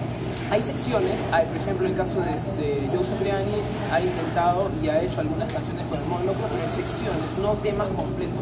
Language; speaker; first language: Spanish; native; Spanish